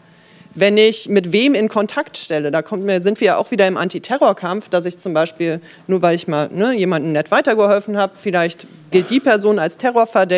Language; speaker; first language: German; native; German